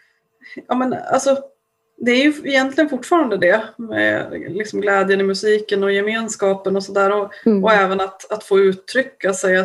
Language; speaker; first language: Swedish; native; Swedish